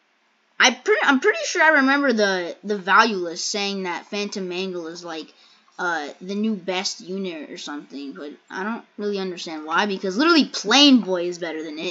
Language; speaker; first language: English; native; English